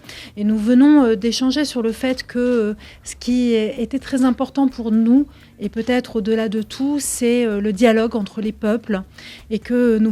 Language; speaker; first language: French; native; French